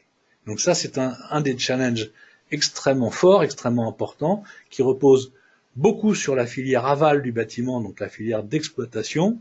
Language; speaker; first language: French; native; French